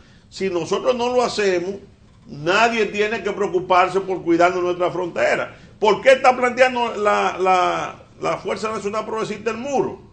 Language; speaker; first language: Spanish; native; Spanish